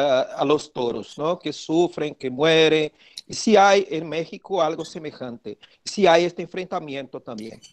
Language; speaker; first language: Spanish; non-native, fluent; Portuguese